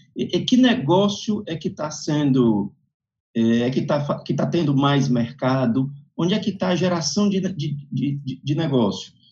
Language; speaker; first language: Portuguese; native; Portuguese